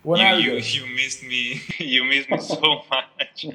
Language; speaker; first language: English; non-native, fluent; Albanian